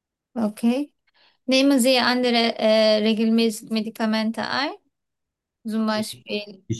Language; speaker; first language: German; non-native, learner; Turkish